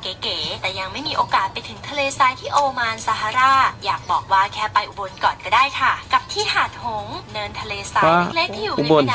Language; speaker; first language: Thai; native; Thai